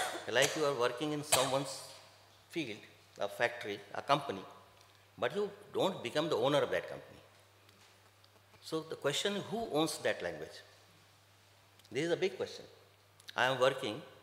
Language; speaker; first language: English; non-native, local second language; Bhojpuri